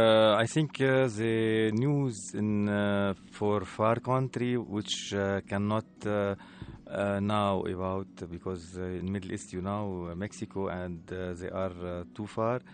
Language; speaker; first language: English; non-native, learner; Arabic